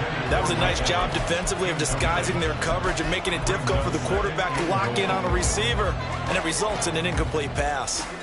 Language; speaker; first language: English; native; English